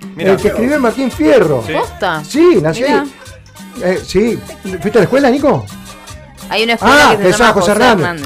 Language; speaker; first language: Spanish; native; Spanish